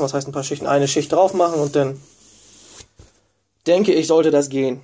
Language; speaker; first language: German; native; German